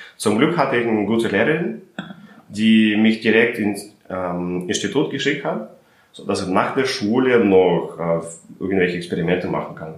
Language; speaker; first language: German; non-native, fluent; Russian